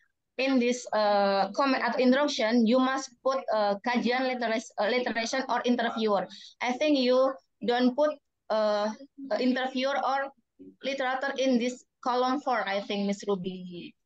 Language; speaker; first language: English; non-native, learner; Indonesian